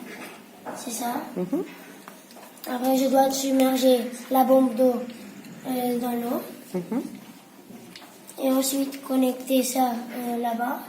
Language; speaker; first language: French; non-native, local second language; Spanish